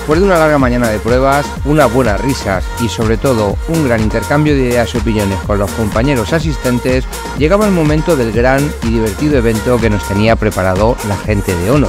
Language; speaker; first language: Spanish; native; Spanish